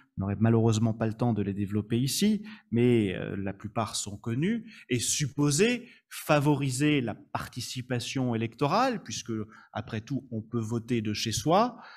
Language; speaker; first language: French; native; French